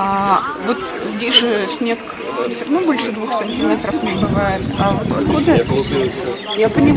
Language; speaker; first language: Russian; native; Russian